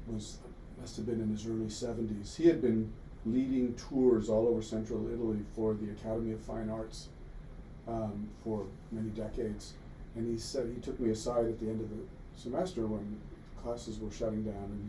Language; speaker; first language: English; native; English